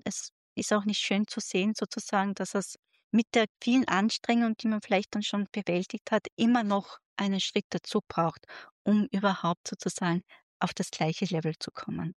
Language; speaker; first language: German; native; German